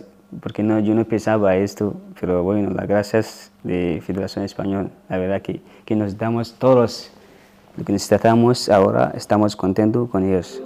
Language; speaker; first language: Spanish; non-native, learner; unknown